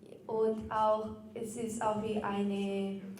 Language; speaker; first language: German; non-native, learner; Spanish